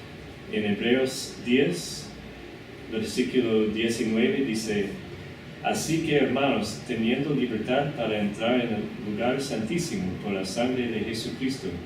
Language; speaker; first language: Spanish; non-native, fluent; English